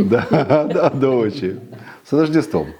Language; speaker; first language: Russian; native; Russian